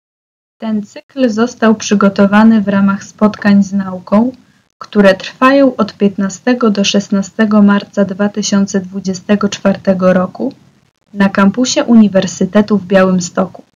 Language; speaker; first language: Polish; native; Polish